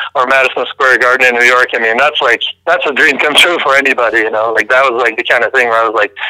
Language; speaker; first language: English; early bilingual, other home language; French